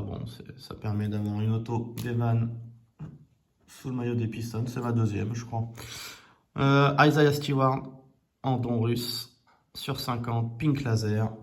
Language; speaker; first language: French; native; French